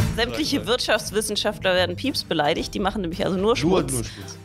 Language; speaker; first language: German; native; German